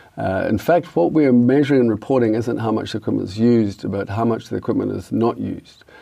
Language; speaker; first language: English; native; English